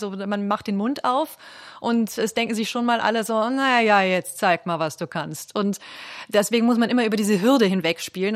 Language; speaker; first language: German; native; German